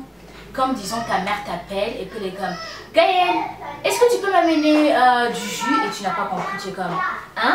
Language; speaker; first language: French; non-native, local second language; Kinyarwanda